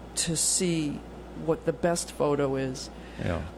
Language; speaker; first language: English; native; English